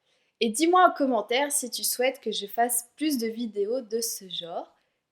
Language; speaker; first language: French; native; French